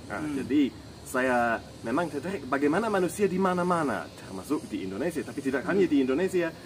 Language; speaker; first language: Indonesian; non-native, fluent; English